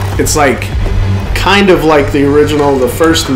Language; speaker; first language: English; native; English